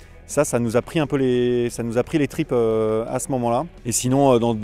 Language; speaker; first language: French; native; French